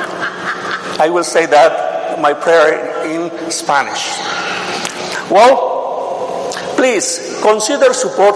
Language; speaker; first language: English; non-native, fluent; Spanish